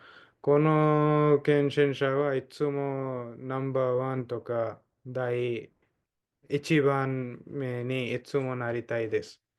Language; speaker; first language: Japanese; non-native, fluent; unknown